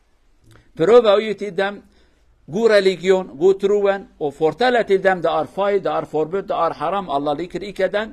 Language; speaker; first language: Norwegian; non-native, fluent; Kurdish